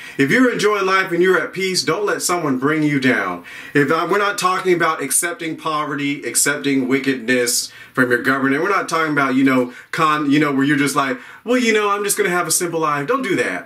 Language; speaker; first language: English; native; English